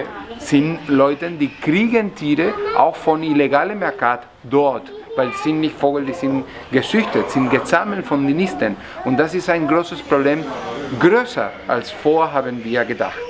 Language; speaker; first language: German; non-native, learner; Spanish